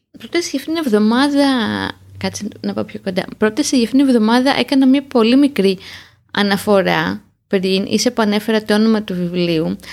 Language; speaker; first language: Greek; native; Greek